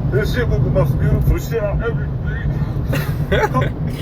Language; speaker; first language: English; native; English